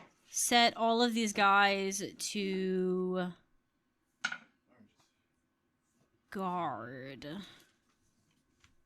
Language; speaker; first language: English; native; English